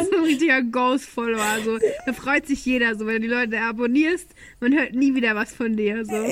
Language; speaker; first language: German; native; German